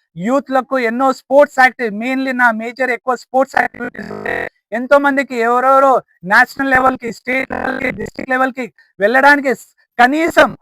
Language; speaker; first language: Telugu; non-native, local second language; Lambadi